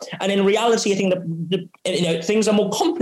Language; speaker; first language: English; non-native, local second language; Cantonese